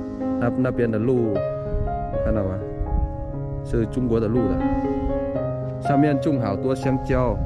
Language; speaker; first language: Chinese; non-native, fluent; Vietnamese